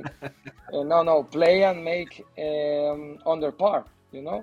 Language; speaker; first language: English; non-native, learner; Spanish